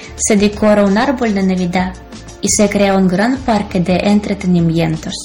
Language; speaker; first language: Spanish; non-native, fluent; Ukrainian